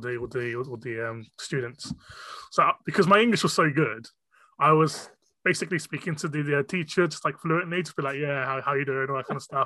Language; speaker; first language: English; non-native, local second language; Cantonese